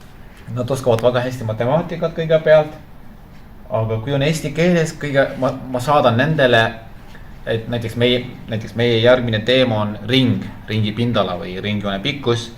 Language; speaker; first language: Estonian; non-native, fluent; Turkish